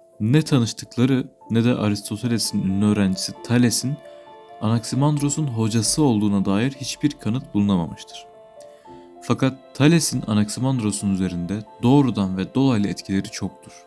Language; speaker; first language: Turkish; native; Turkish